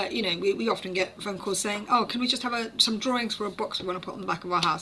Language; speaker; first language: English; native; English